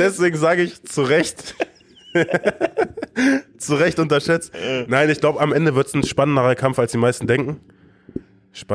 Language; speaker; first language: German; native; German